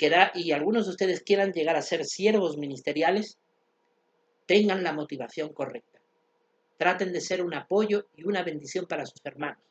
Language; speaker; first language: Spanish; native; Spanish